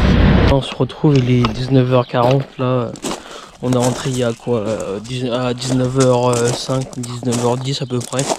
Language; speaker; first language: French; native; French